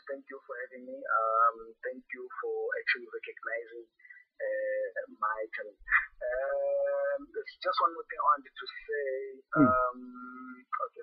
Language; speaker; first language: English; non-native, local second language; Zulu